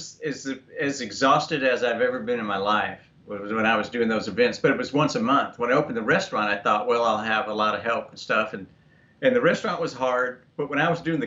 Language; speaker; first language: English; native; English